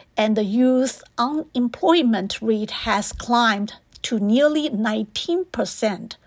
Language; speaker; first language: English; non-native, fluent; Chinese